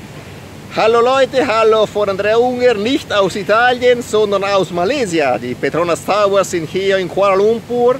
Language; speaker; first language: German; non-native, fluent; Italian